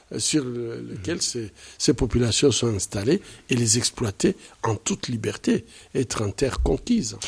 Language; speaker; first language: French; non-native, local second language; Swahili